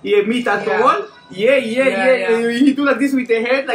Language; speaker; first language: English; non-native, learner; Hebrew